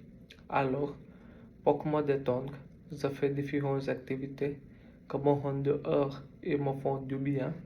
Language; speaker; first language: French; non-native, learner; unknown